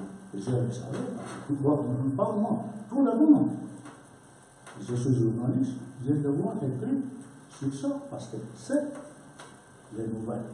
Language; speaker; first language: French; non-native, learner; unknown